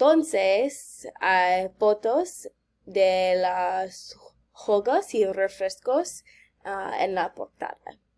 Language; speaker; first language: Spanish; non-native, learner; English